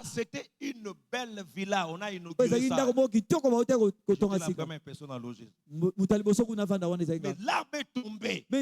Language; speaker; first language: French; non-native, local second language; Lingala